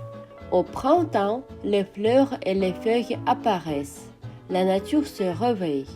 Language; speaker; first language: French; non-native, fluent; Russian